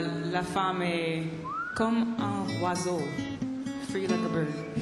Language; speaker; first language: French; non-native, learner; English